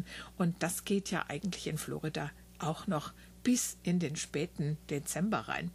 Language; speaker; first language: German; native; German